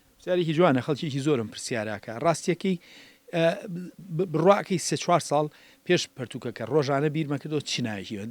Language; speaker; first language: Central Kurdish; native; Central Kurdish